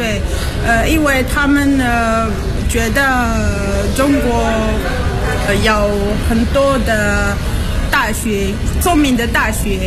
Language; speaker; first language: Chinese; non-native, learner; Arabic